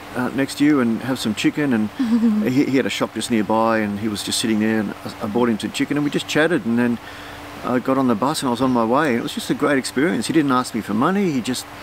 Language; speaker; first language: English; native; English